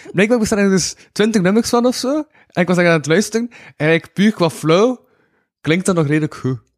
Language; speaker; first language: Dutch; native; Dutch